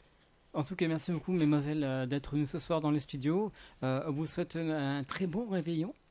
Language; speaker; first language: French; native; French